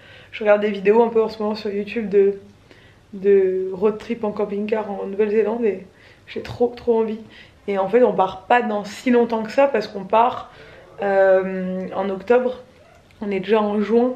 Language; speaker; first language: French; native; French